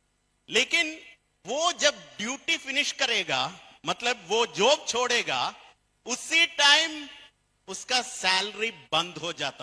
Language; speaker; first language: Hindi; non-native, fluent; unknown